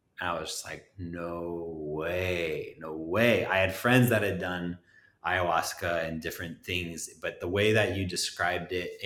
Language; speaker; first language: English; native; English